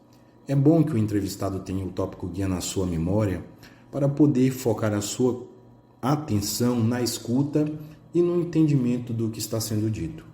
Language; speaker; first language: Portuguese; native; Portuguese